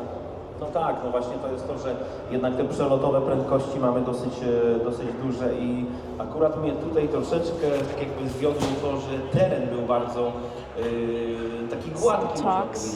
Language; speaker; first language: Polish; native; Polish